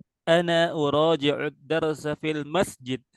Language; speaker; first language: Arabic; non-native, fluent; Indonesian